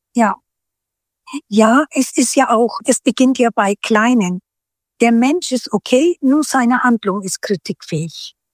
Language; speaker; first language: German; early bilingual, other home language; Turkish